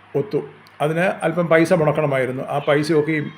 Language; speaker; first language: Malayalam; native; Malayalam